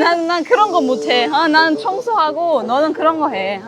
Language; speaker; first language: Korean; non-native, fluent; German